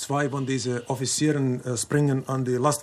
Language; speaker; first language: German; non-native, learner; Finnish